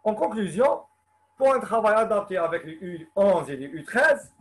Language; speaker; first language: French; non-native, local second language; Arabic